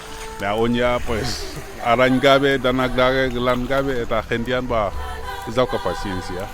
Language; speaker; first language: Basque; non-native, learner; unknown